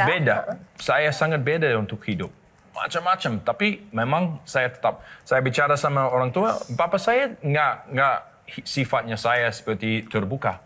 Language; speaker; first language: Indonesian; non-native, learner; English